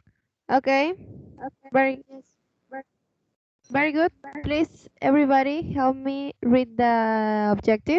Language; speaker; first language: English; non-native, fluent; Spanish